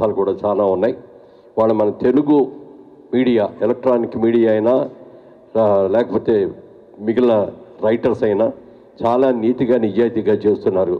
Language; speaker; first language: Telugu; native; Telugu